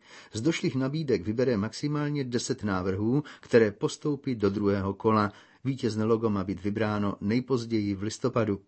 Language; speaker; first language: Czech; native; Czech